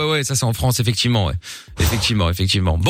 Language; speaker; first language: French; native; French